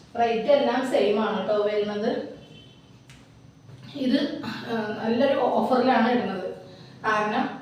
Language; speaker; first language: Malayalam; native; Malayalam